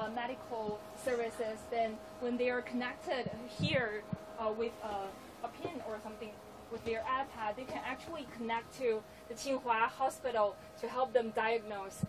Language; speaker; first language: English; non-native, fluent; Chinese